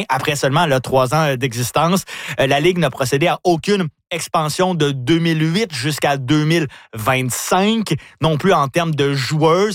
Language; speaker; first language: French; native; French